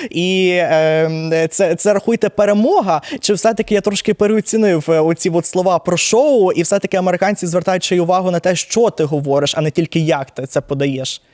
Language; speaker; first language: Ukrainian; native; Ukrainian